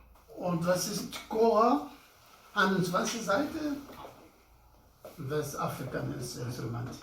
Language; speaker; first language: German; non-native, learner; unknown